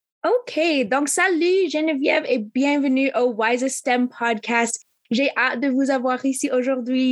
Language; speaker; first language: French; non-native, local second language; English